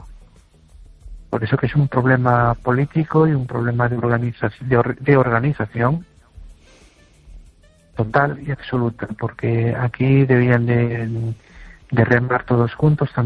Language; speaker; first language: Spanish; native; Spanish